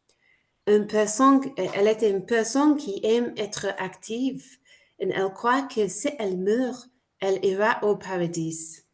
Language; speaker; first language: French; non-native, fluent; English